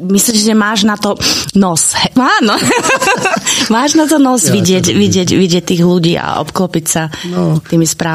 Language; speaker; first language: Slovak; native; Slovak